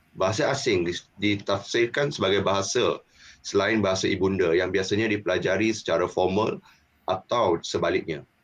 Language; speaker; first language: Malay; native; Malay